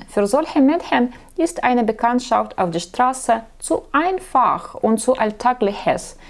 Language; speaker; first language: German; non-native, learner; Russian